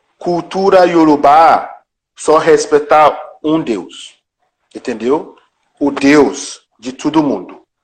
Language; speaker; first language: Portuguese; non-native, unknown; Yoruba